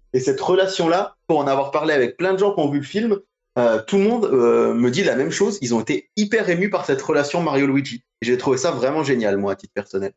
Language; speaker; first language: French; native; French